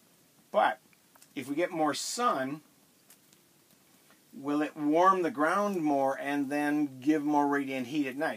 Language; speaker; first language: English; native; English